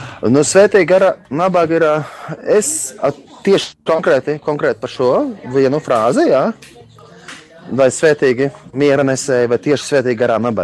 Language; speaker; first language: Latvian; native; Latvian